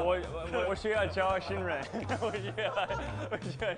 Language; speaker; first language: Chinese; non-native, learner; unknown